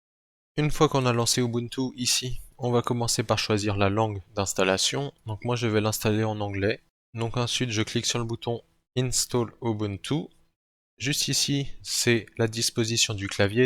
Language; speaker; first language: French; native; French